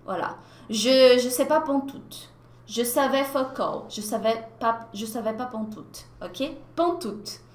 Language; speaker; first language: French; non-native, fluent; Portuguese